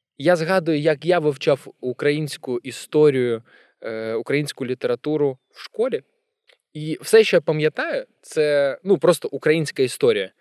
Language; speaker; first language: Ukrainian; non-native, local second language; Russian